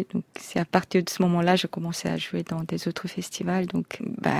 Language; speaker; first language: French; non-native, fluent; Korean